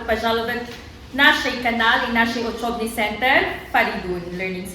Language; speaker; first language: Russian; non-native, learner; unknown